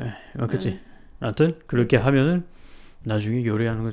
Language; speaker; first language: Korean; non-native, fluent; French